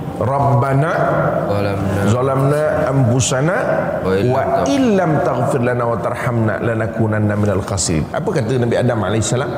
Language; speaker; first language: Malay; native; Malay